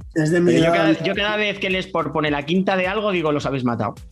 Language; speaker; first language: Spanish; native; Spanish